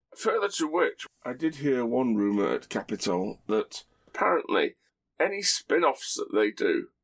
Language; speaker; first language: English; native; English